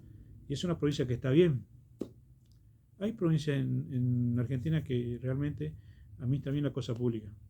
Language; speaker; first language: Spanish; native; Spanish